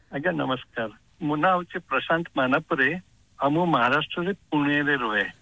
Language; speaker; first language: Odia; non-native, local second language; Marathi